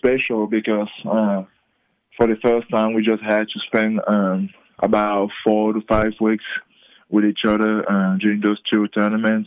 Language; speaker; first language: English; non-native, local second language; French